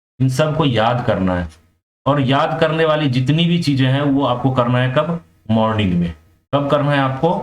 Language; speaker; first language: Hindi; native; Hindi